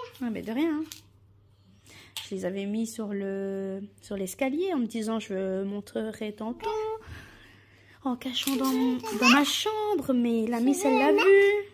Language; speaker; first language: French; native; French